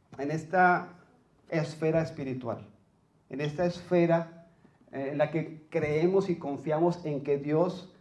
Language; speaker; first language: Spanish; native; Spanish